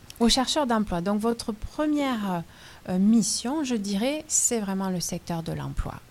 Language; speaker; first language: French; native; French